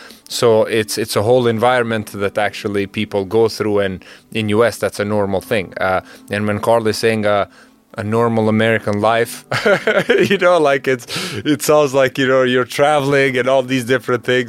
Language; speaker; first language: English; non-native, fluent; Albanian